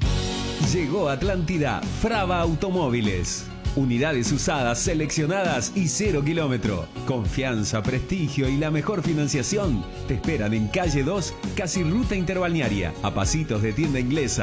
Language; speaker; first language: Spanish; native; Spanish